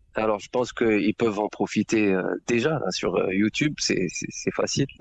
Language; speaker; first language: French; non-native, local second language; Arabic